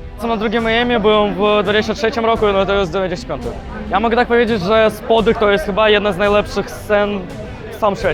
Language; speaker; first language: Polish; non-native, learner; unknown